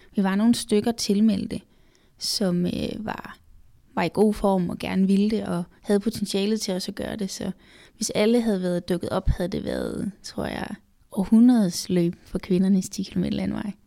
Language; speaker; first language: Danish; native; Danish